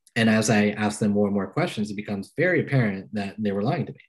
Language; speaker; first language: English; native; English